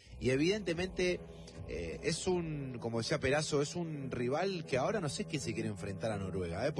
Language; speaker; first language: Spanish; native; Spanish